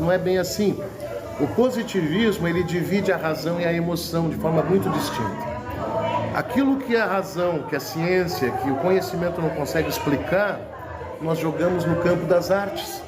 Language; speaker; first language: Portuguese; native; Portuguese